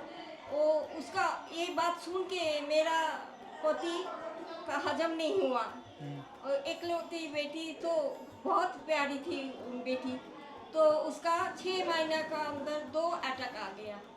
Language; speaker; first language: Hindi; non-native, local second language; Bangla